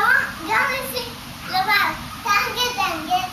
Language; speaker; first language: Hebrew; early bilingual, heritage; Hebrew